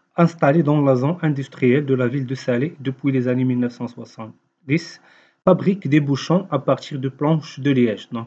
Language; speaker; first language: French; non-native, local second language; Arabic